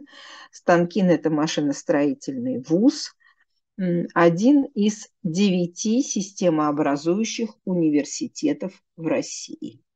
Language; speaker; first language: Russian; native; Russian